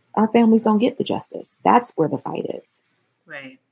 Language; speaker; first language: English; native; English